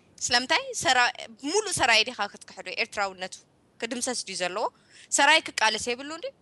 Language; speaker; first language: Tigrinya; early bilingual, heritage; Tigrinya